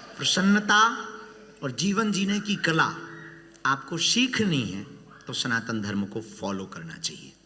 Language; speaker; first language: Hindi; native; Hindi